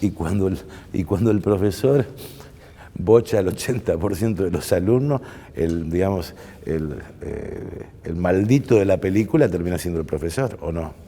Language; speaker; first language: Spanish; native; Spanish